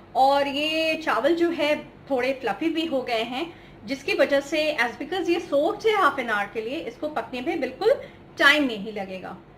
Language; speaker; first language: Hindi; non-native, local second language; Bangla